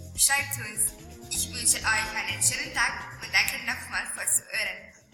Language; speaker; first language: German; non-native, learner; Italian